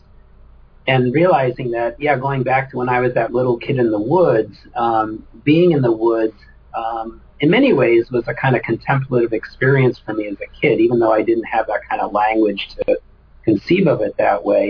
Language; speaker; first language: English; native; English